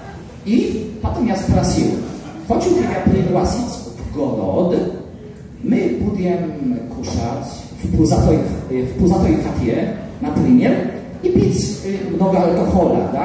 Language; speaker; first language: Russian; non-native, learner; Polish